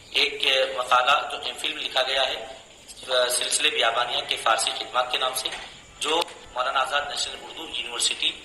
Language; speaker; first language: Urdu; native; Urdu